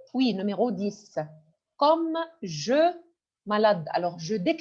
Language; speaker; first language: French; non-native, fluent; Arabic